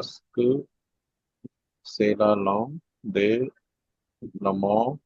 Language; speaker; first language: French; non-native, learner; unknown